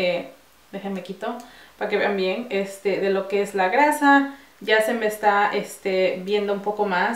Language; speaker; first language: Spanish; early bilingual, heritage; Spanish